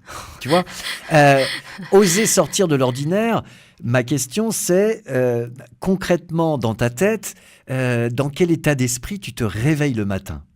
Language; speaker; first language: French; native; French